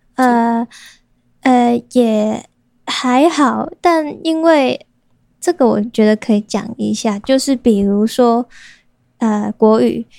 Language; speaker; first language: Chinese; non-native, local second language; Cantonese